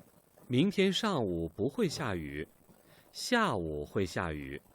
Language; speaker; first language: Chinese; non-native, learner; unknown